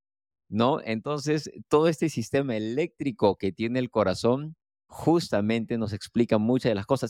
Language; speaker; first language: Spanish; native; Spanish